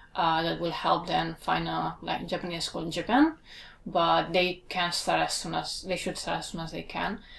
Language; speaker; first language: English; non-native, fluent; Spanish